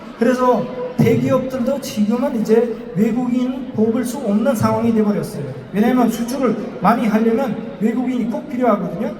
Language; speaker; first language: Korean; non-native, fluent; Uzbek